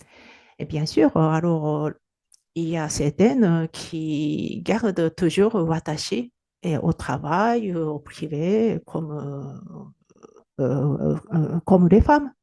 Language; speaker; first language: French; non-native, fluent; Japanese